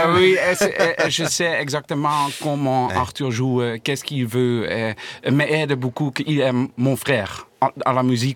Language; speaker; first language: French; non-native, learner; Dutch